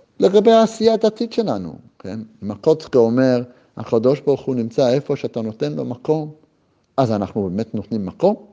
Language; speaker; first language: Hebrew; native; Hebrew